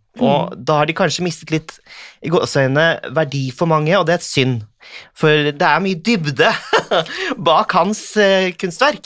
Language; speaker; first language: Norwegian; native; Norwegian